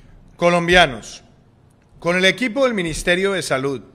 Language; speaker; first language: Spanish; native; Spanish